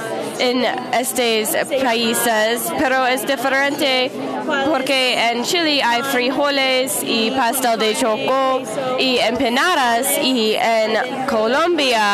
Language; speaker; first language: Spanish; non-native, learner; English